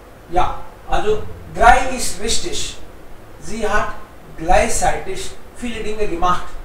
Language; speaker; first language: German; non-native, fluent; Hindi